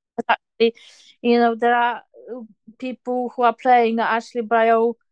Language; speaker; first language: English; non-native, fluent; Polish